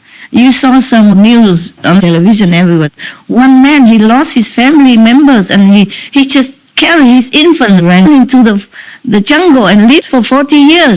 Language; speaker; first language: English; non-native, fluent; Vietnamese